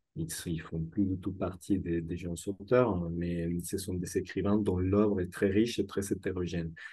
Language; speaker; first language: French; non-native, fluent; Spanish